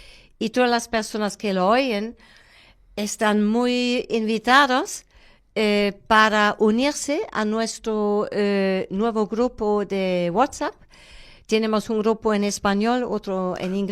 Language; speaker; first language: Spanish; non-native, fluent; German